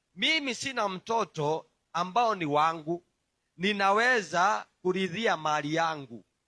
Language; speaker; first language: Swahili; non-native, local second language; Kikuyu